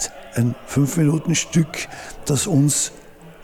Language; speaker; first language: German; native; German